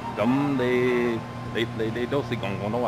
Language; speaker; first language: Cantonese; non-native, learner; English